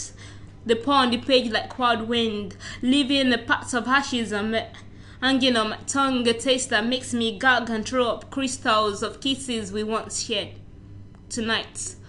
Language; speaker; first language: English; non-native, local second language; Yoruba